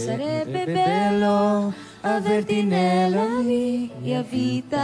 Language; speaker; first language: Italian; non-native, learner; Filipino